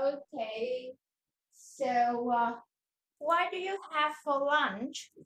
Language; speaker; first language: English; non-native, learner; Vietnamese